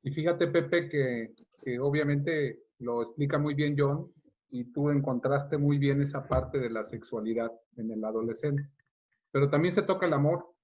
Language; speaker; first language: Spanish; native; Spanish